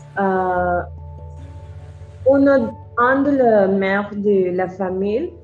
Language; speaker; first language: French; non-native, learner; Spanish